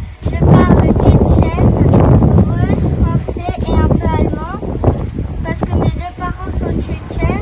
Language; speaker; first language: French; early bilingual, other home language; Chechen